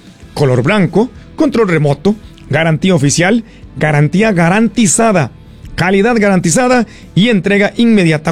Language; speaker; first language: Spanish; native; Spanish